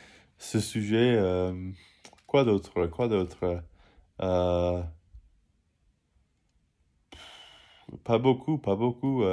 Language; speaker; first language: French; non-native, learner; English